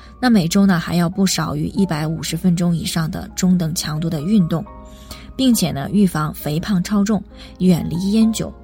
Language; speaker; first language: Chinese; native; Chinese